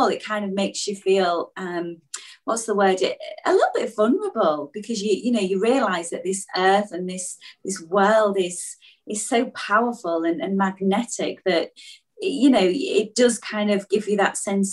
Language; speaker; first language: English; native; English